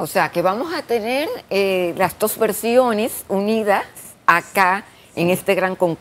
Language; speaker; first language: Spanish; native; Spanish